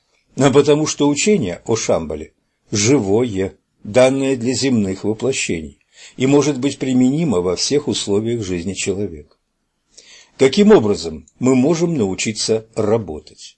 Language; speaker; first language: Russian; native; Russian